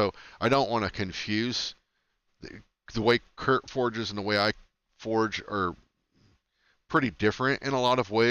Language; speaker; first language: English; native; English